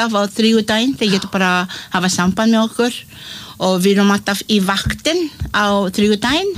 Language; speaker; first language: Icelandic; non-native, learner; Malay